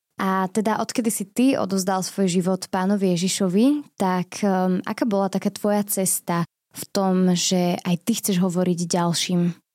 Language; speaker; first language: Slovak; native; Slovak